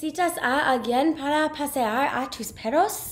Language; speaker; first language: Spanish; non-native, learner; English